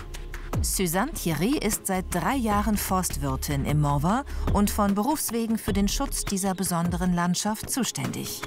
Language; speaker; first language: German; native; German